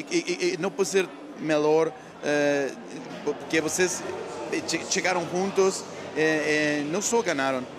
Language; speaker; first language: Portuguese; non-native, learner; Spanish